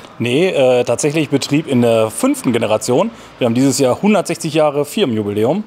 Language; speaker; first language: German; native; German